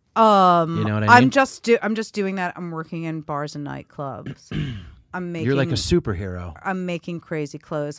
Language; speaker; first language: English; native; English